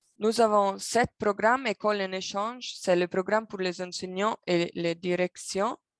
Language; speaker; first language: French; non-native, local second language; Italian